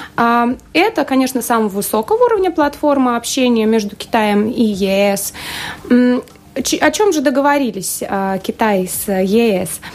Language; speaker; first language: Russian; native; Russian